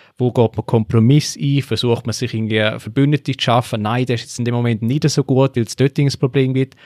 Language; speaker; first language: German; native; German